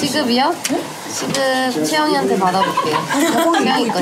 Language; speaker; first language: Korean; native; Korean